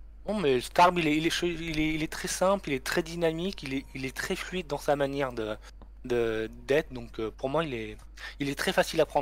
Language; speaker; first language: French; native; French